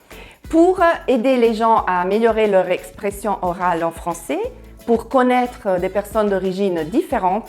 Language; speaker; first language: French; non-native, fluent; Italian